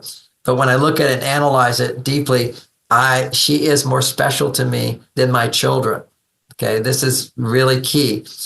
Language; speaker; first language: English; native; English